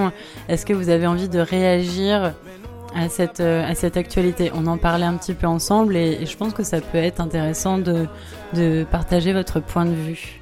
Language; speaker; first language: French; native; French